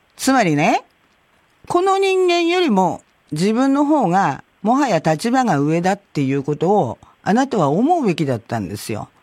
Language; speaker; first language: Japanese; native; Japanese